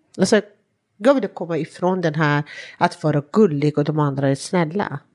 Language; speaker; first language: Swedish; non-native, fluent; Persian